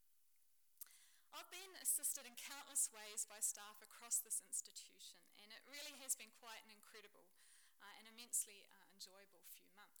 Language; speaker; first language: English; native; English